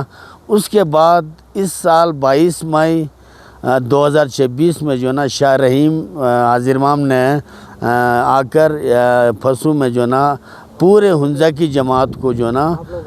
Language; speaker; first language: Urdu; non-native, local second language; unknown